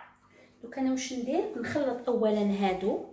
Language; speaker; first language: Arabic; native; Arabic